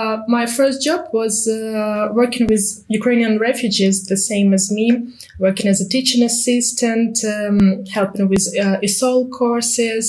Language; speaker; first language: English; non-native, fluent; Ukrainian